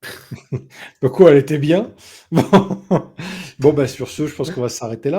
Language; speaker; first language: French; native; French